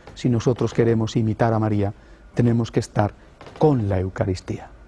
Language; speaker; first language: Spanish; native; Spanish